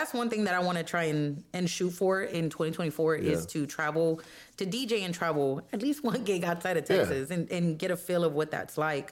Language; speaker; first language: English; non-native, fluent; Spanish